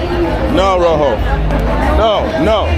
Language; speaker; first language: Spanish; non-native, learner; English